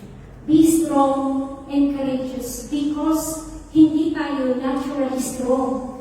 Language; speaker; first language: Filipino; native; Filipino